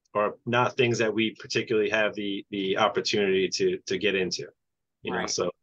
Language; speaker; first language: English; native; English